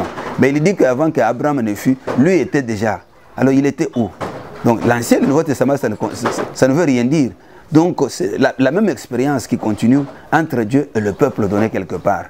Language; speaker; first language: French; non-native, local second language; Luba-Lulua